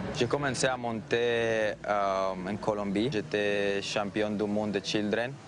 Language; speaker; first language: French; non-native, fluent; Spanish